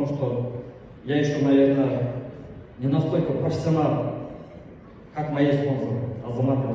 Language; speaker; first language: Russian; non-native, local second language; Kyrgyz